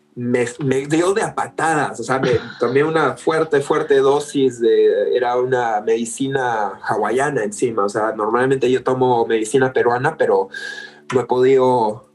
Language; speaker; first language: Spanish; early bilingual, other home language; English